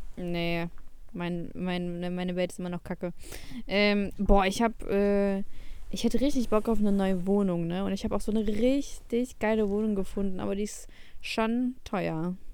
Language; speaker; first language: German; early bilingual, other home language; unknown